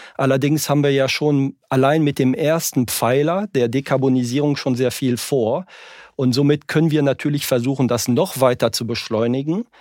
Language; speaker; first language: German; non-native, fluent; French